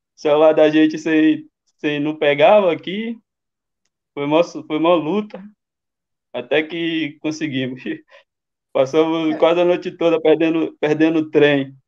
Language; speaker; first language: Portuguese; native; Portuguese